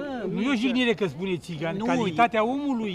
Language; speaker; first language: Romanian; non-native, local second language; Romany